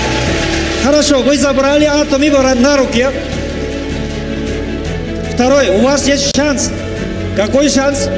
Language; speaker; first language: Russian; non-native, learner; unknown